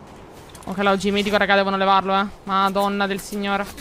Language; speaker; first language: Italian; native; Italian